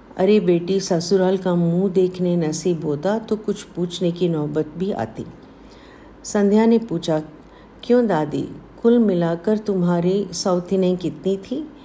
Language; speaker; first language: Hindi; non-native, local second language; Tamil